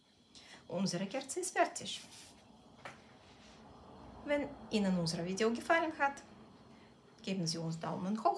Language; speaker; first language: German; non-native, fluent; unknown